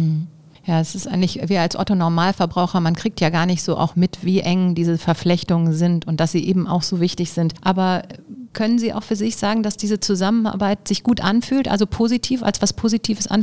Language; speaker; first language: German; native; German